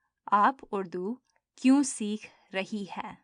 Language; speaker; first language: Hindi; early bilingual, heritage; Urdu